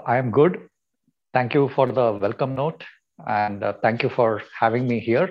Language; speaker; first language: English; non-native, local second language; Kannada